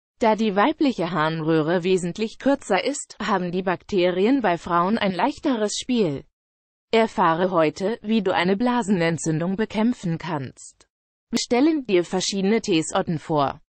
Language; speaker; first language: German; native; German